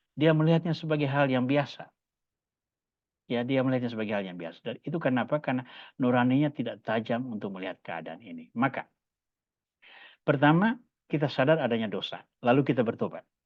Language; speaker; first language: Indonesian; native; Indonesian